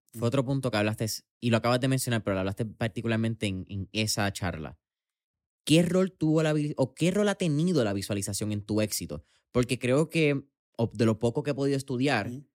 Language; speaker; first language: Spanish; native; Spanish